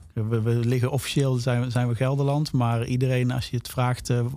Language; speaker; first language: Dutch; native; Dutch